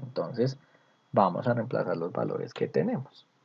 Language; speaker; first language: Spanish; native; Spanish